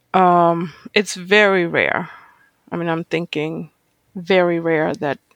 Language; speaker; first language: English; non-native, fluent; German